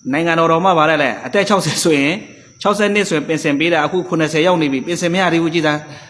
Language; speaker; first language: Burmese; native; Burmese